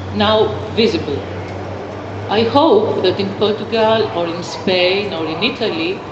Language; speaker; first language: English; non-native, fluent; Greek